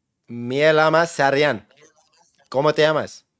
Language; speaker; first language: Spanish; non-native, learner; Turkish